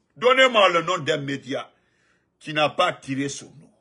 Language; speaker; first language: French; non-native, local second language; Fula